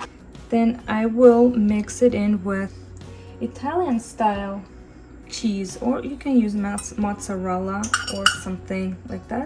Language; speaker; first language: English; non-native, fluent; Russian